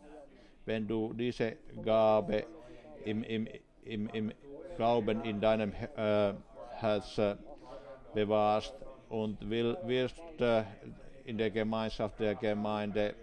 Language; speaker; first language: German; non-native, fluent; Finnish